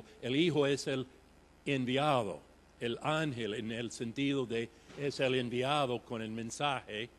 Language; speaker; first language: Spanish; non-native, fluent; English